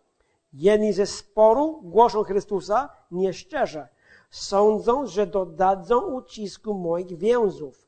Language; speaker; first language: Polish; non-native, fluent; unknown